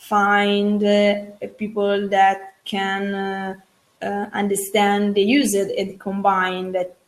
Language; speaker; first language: English; non-native, learner; Italian